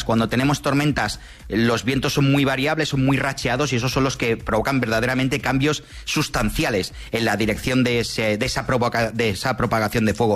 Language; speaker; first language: Spanish; native; Spanish